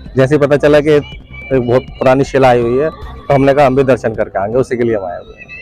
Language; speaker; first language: Hindi; native; Hindi